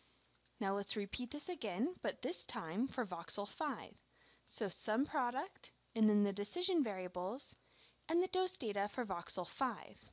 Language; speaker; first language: English; native; English